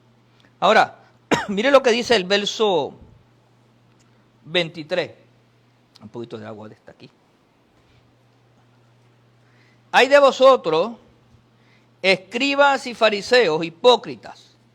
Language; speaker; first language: Spanish; native; Spanish